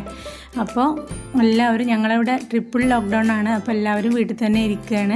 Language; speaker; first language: Malayalam; native; Malayalam